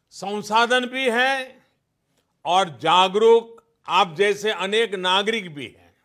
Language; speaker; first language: Hindi; non-native, local second language; Gujarati